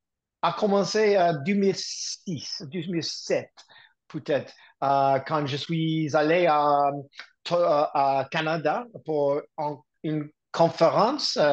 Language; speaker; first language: French; non-native, learner; English